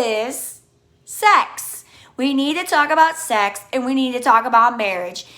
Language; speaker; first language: English; native; English